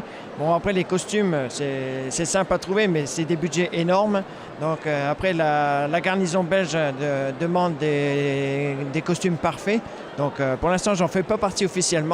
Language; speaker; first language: French; native; French